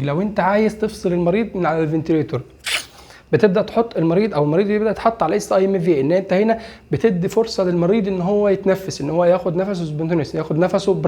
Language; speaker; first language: Arabic; native; Arabic